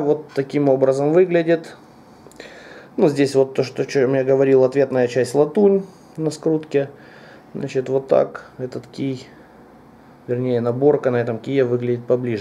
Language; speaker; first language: Russian; native; Russian